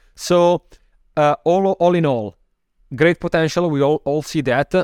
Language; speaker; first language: English; non-native, fluent; Italian